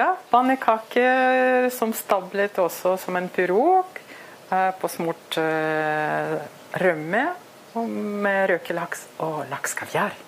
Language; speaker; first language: Norwegian; non-native, learner; Russian